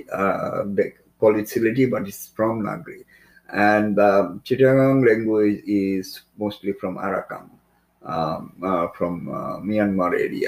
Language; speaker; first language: English; non-native, local second language; Bangla